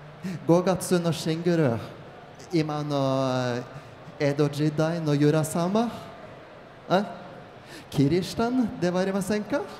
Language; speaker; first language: Japanese; non-native, learner; French